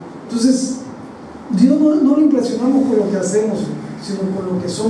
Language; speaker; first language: Spanish; native; Spanish